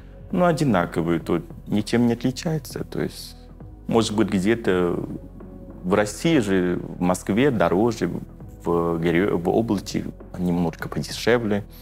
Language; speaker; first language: Russian; non-native, fluent; Vietnamese